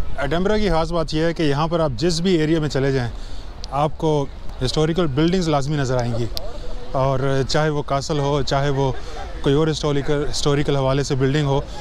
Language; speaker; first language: Urdu; native; Urdu